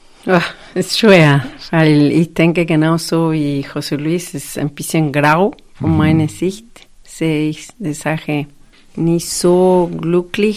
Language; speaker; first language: German; non-native, fluent; Spanish